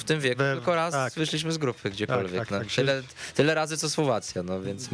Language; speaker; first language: Polish; native; Polish